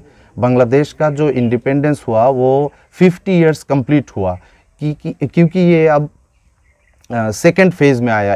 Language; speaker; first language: Hindi; non-native, fluent; Bangla